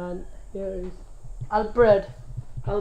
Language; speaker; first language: English; non-native, learner; Filipino